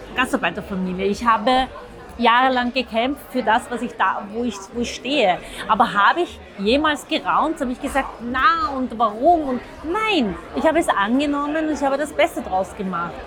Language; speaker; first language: German; early bilingual, other home language; Zaza